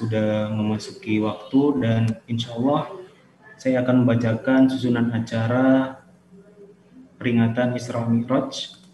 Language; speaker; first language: Indonesian; native; Indonesian